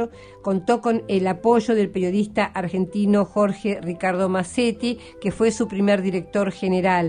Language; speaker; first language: Spanish; native; Spanish